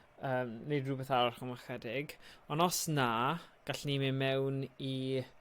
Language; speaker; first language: Welsh; native; Welsh